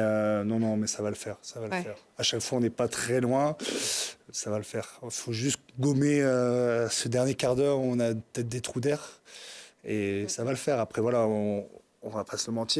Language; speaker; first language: French; native; French